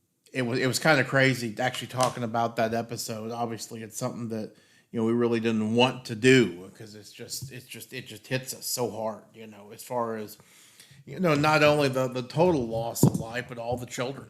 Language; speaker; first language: English; native; English